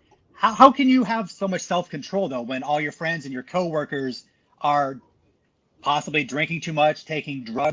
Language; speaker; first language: English; native; English